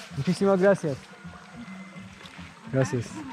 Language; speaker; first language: Spanish; non-native, learner; Turkish